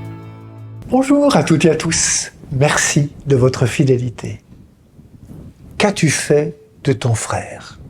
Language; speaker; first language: French; native; French